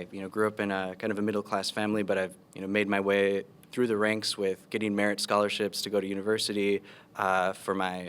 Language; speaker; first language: English; early bilingual, other home language; Spanish